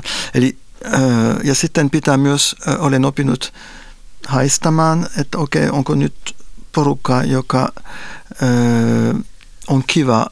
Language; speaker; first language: Finnish; non-native, fluent; French